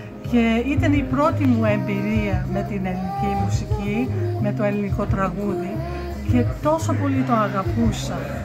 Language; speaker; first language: Greek; non-native, fluent; English